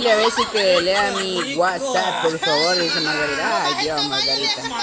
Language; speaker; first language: Spanish; native; Spanish